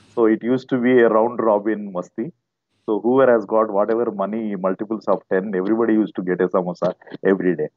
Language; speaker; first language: English; non-native, local second language; Telugu